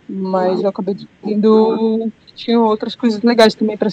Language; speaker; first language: Portuguese; native; Portuguese